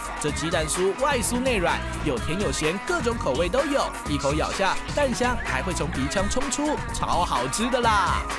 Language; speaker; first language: Chinese; native; Chinese